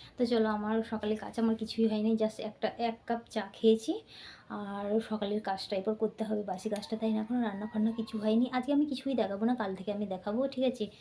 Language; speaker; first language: Bangla; non-native, local second language; Santali